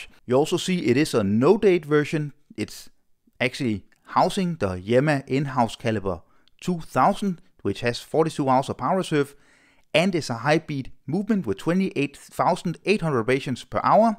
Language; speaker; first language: English; non-native, fluent; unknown